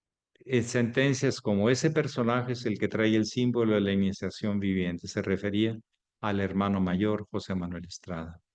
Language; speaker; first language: Spanish; native; Spanish